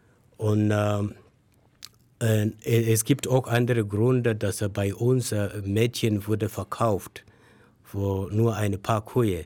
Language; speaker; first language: German; non-native, learner; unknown